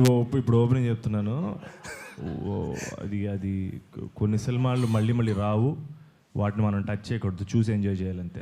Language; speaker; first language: Telugu; native; Telugu